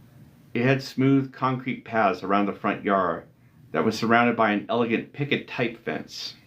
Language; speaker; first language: English; native; English